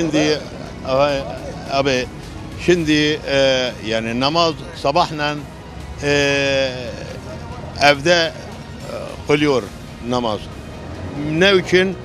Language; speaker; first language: Turkish; non-native, learner; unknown